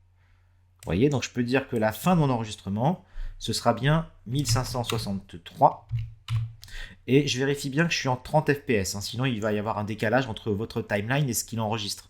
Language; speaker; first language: French; native; French